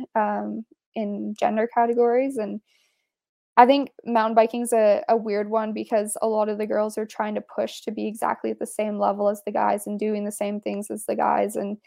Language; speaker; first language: English; native; English